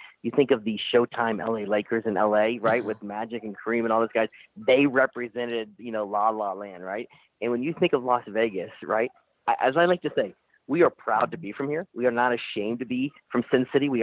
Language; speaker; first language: English; native; English